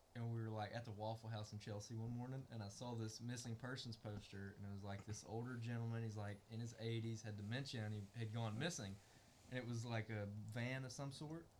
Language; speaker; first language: English; native; English